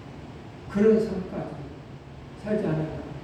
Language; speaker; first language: Korean; native; Korean